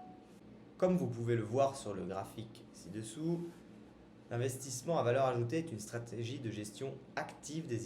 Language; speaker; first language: French; native; French